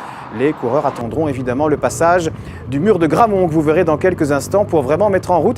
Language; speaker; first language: French; native; French